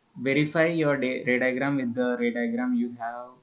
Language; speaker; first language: English; non-native, local second language; Telugu